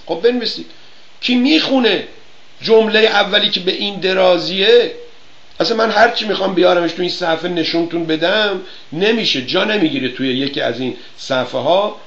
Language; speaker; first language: Persian; native; Persian